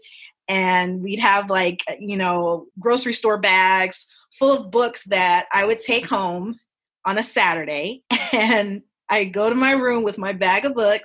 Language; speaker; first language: English; native; English